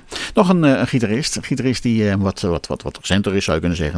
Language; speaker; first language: Dutch; native; Dutch